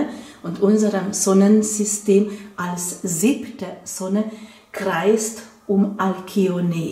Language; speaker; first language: German; non-native, fluent; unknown